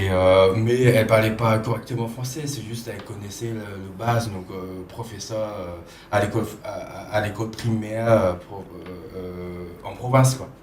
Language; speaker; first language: French; non-native, fluent; Khmer